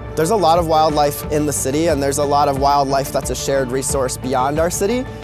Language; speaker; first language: English; native; English